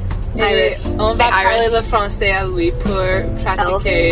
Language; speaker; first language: French; non-native, local second language; English